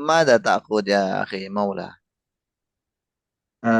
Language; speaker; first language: Arabic; non-native, fluent; Indonesian